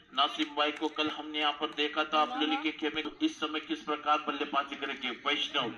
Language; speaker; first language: Hindi; non-native, local second language; Marathi